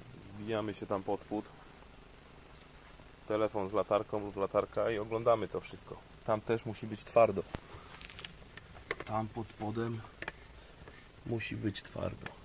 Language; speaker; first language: Polish; native; Polish